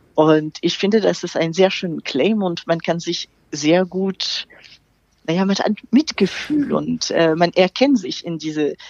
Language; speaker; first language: German; non-native, fluent; French